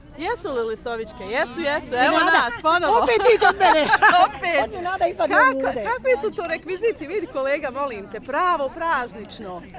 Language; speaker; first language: Bosnian; native; Bosnian